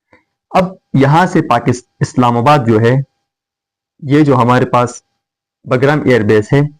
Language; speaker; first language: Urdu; non-native, fluent; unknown